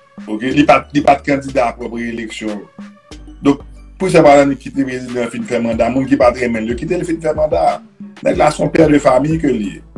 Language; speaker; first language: French; non-native, local second language; Haitian Creole